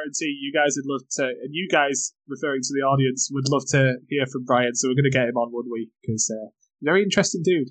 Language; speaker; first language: English; native; English